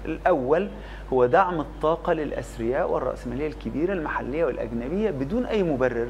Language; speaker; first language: Arabic; native; Arabic